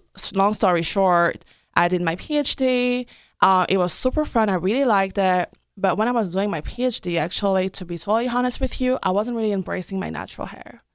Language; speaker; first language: English; non-native, local second language; French